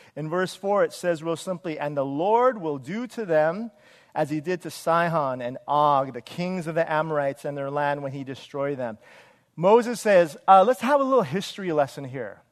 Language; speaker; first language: English; native; English